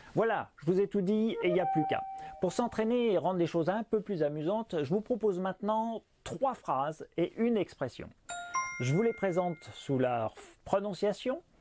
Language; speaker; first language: French; native; French